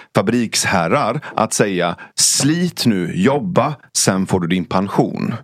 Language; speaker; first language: Swedish; early bilingual, other home language; Persian